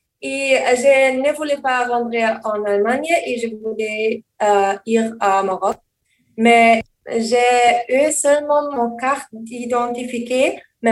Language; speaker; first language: French; non-native, learner; German